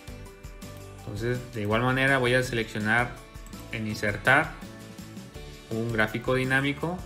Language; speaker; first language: Spanish; native; Spanish